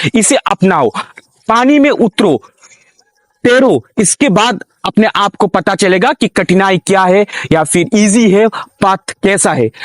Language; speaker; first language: Hindi; non-native, local second language; Bangla